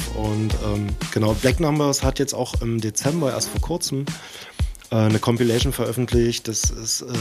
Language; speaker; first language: German; native; German